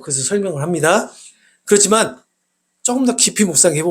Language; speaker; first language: Korean; native; Korean